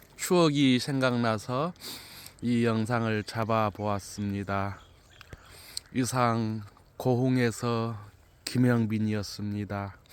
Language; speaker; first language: Korean; native; Korean